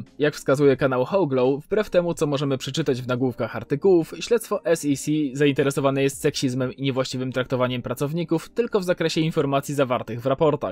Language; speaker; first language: Polish; native; Polish